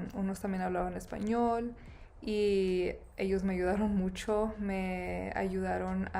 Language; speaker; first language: Spanish; early bilingual, other home language; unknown